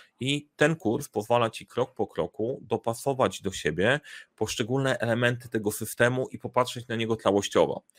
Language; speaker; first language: Polish; native; Polish